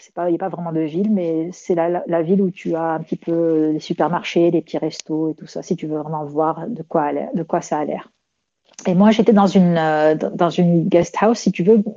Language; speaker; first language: French; non-native, local second language; Arabic